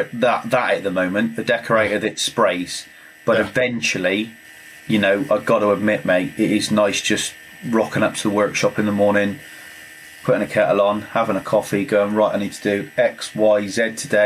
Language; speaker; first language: English; native; English